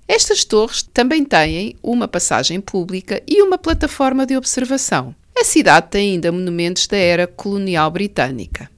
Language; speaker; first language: Portuguese; native; Portuguese